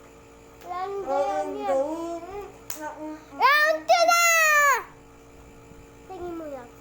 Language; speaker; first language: Filipino; native; Filipino